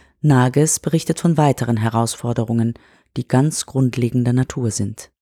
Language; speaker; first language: German; native; German